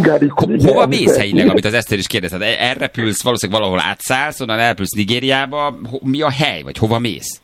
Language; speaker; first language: Hungarian; native; Hungarian